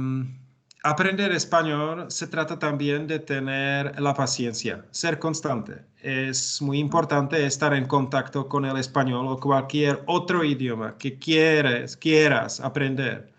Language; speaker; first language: Spanish; non-native, learner; Czech